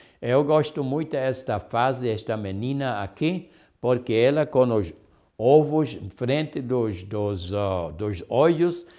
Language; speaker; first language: Portuguese; non-native, fluent; German